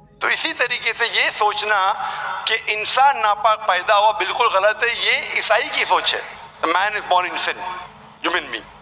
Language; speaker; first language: Urdu; non-native, local second language; Konkani